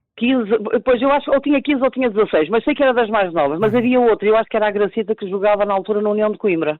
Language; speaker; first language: Portuguese; native; Portuguese